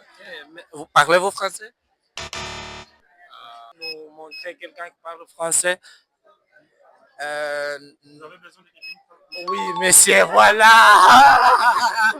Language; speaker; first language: French; non-native, fluent; Portuguese